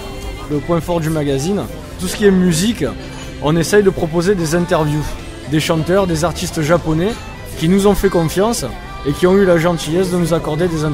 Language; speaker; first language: French; native; French